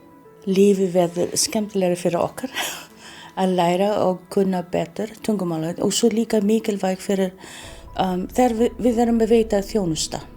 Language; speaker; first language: Icelandic; non-native, fluent; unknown